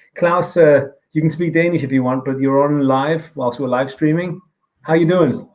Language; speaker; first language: English; non-native, fluent; Danish